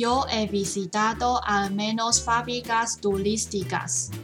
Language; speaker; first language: Spanish; non-native, learner; Chinese